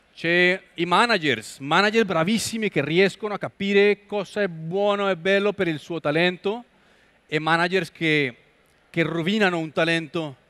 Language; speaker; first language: Italian; non-native, learner; Spanish